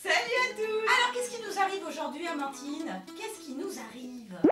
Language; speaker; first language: French; native; French